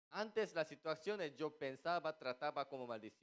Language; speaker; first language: Spanish; non-native, fluent; Korean